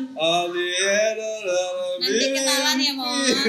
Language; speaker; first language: Indonesian; native; Indonesian